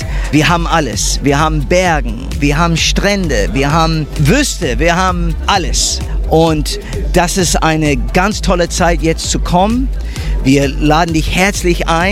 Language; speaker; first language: German; early bilingual, heritage; English